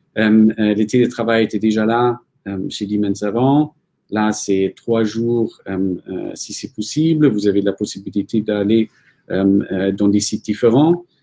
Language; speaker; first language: French; non-native, fluent; German